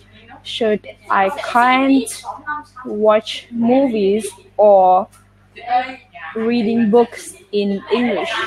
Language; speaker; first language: English; non-native, learner; Vietnamese